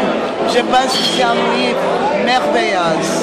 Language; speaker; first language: French; non-native, learner; Portuguese